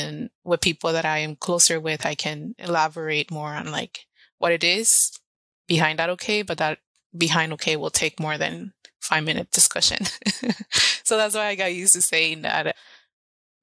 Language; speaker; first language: English; early bilingual, other home language; Spanish